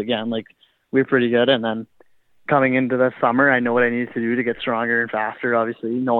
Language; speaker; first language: English; native; English